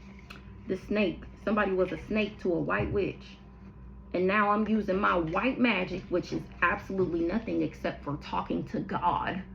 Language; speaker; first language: English; native; English